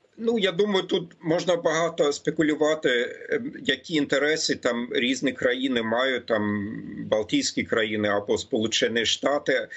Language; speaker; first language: Ukrainian; non-native, fluent; German